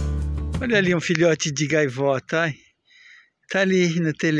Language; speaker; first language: Portuguese; native; Portuguese